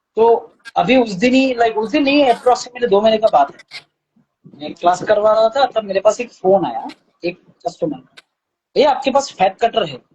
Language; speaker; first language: Hindi; non-native, local second language; Bangla